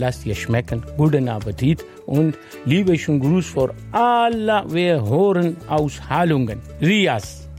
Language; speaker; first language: German; non-native, learner; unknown